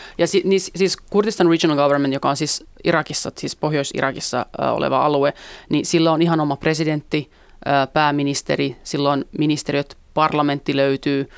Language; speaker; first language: Finnish; early bilingual, other home language; Kurdish